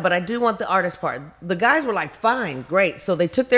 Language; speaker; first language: English; native; English